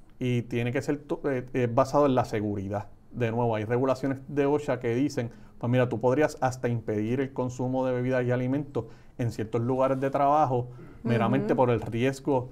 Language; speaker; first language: Spanish; native; Spanish